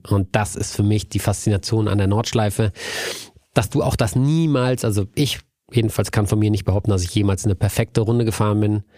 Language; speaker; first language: German; native; German